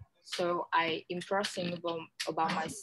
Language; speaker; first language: English; non-native, learner; Vietnamese